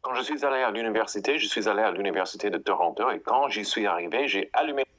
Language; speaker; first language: French; non-native, fluent; English